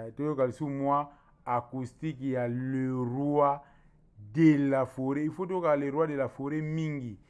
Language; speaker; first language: French; non-native, local second language; Lingala